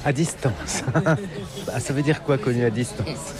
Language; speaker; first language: French; native; French